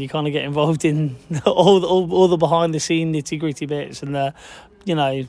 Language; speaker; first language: English; native; English